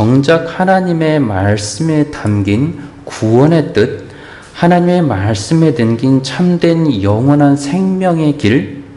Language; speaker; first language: Korean; native; Korean